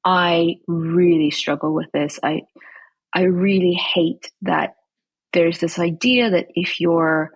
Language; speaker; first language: English; early bilingual, other home language; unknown